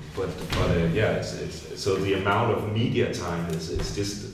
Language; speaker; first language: English; non-native, fluent; Danish